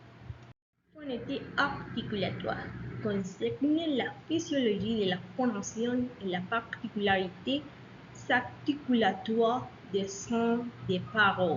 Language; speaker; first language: French; non-native, learner; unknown